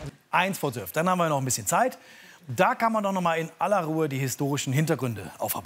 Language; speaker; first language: German; native; German